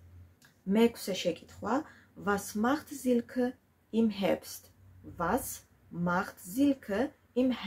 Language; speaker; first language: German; non-native, fluent; Georgian